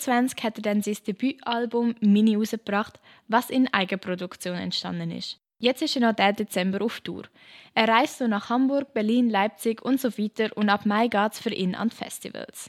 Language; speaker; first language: German; native; German